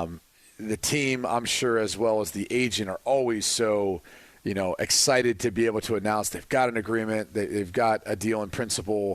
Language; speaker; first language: English; native; English